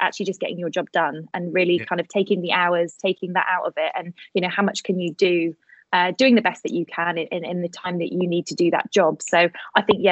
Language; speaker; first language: English; native; English